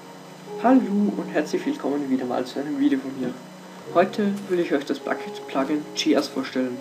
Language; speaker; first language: German; native; German